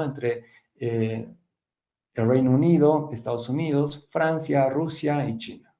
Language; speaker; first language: Spanish; native; Spanish